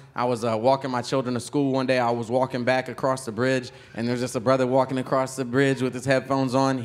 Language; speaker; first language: English; native; English